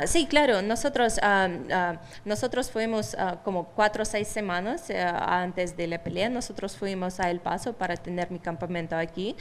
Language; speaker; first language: Spanish; non-native, fluent; Russian